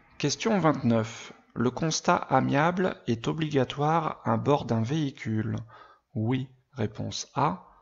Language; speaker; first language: French; native; French